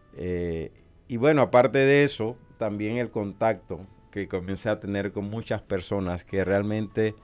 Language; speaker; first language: Spanish; native; Spanish